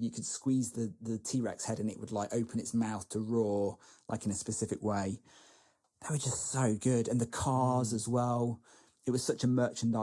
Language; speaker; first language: English; native; English